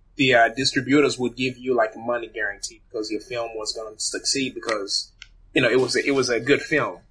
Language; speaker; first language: English; early bilingual, other home language; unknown